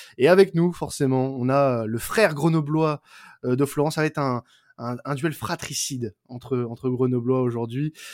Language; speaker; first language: French; native; French